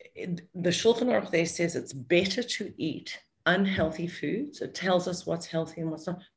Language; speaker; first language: English; native; English